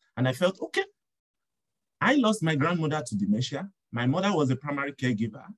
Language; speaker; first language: English; non-native, local second language; Yoruba